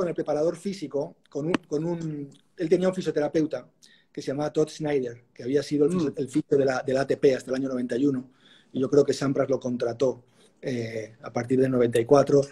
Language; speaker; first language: Spanish; native; Spanish